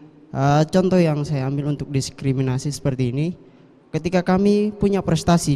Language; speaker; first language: Indonesian; non-native, local second language; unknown